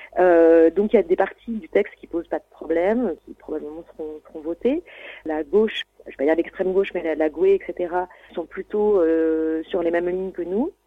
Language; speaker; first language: French; native; French